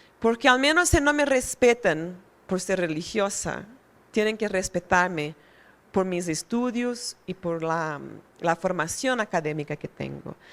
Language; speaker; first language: Spanish; non-native, fluent; Portuguese